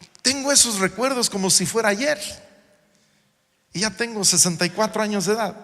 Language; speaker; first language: Spanish; non-native, local second language; English